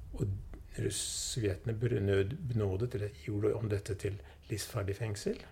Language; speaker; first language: Norwegian; early bilingual, other home language; Swedish